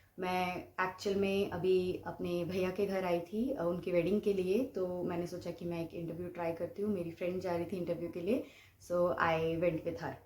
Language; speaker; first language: Hindi; non-native, local second language; Bangla